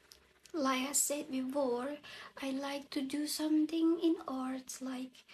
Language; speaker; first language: English; non-native, learner; Indonesian